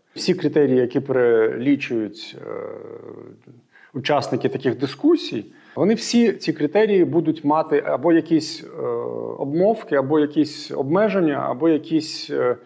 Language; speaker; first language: Ukrainian; non-native, local second language; Russian